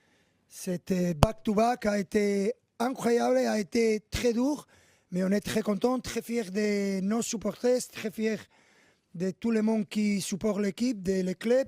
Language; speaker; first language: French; non-native, learner; Spanish